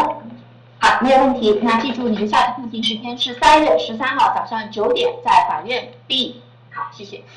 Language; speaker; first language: Chinese; native; Chinese